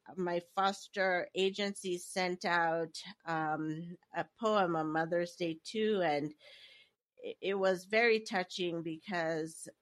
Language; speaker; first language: English; native; English